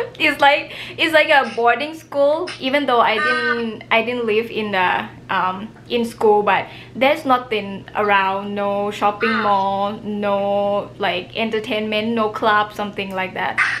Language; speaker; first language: English; non-native, fluent; Thai